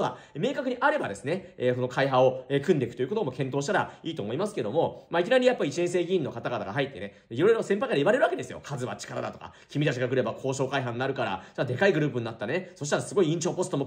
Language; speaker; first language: Japanese; native; Japanese